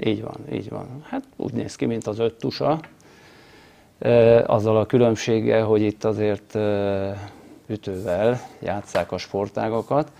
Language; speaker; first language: Hungarian; native; Hungarian